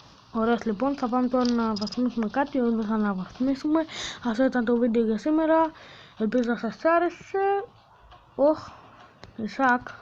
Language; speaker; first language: Greek; native; Greek